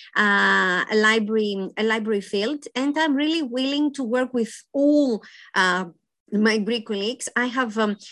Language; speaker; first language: English; non-native, fluent; Greek